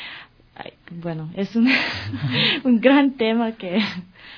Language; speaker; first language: Spanish; non-native, fluent; French